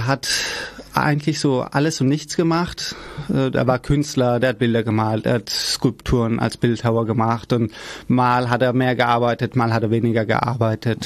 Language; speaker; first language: German; early bilingual, other home language; Persian